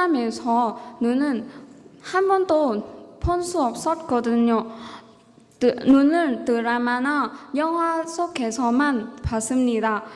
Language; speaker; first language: Korean; non-native, learner; Vietnamese